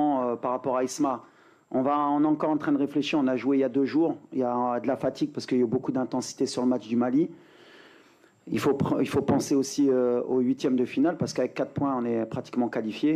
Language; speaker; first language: French; native; French